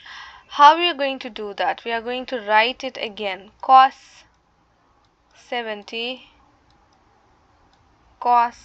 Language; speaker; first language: English; non-native, local second language; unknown